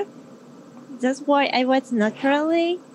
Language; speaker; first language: English; non-native, learner; Japanese